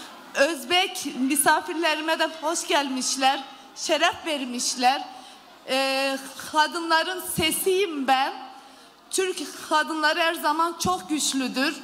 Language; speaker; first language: Turkish; early bilingual, heritage; Turkish